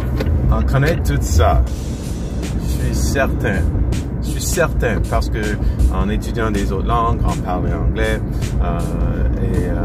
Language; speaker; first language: French; non-native, learner; English